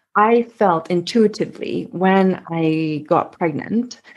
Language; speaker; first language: English; non-native, fluent; Swedish